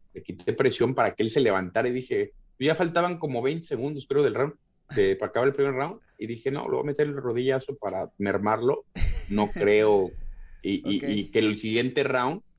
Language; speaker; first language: Spanish; native; Spanish